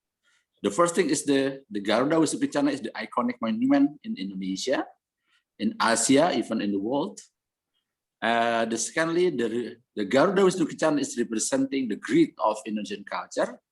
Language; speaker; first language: English; non-native, learner; Indonesian